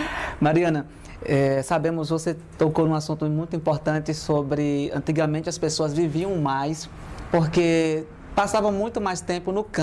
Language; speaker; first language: Portuguese; native; Portuguese